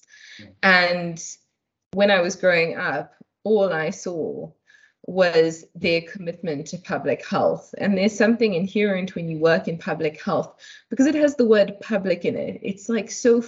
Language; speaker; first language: English; native; English